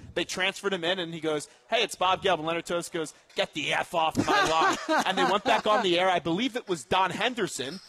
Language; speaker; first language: English; native; English